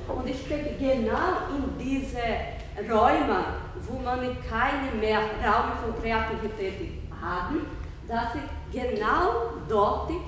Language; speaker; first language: German; non-native, learner; Portuguese